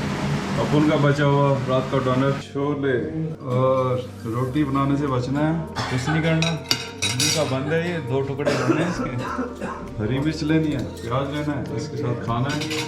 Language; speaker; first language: Hindi; native; Hindi